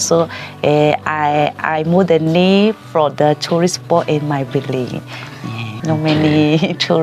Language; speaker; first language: English; non-native, learner; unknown